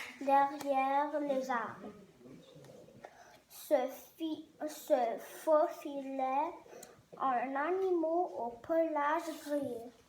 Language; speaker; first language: French; non-native, learner; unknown